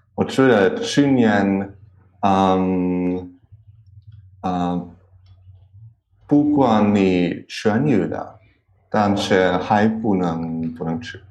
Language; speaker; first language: Chinese; non-native, learner; German